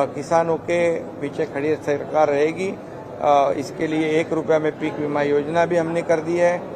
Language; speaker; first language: Hindi; non-native, local second language; Marathi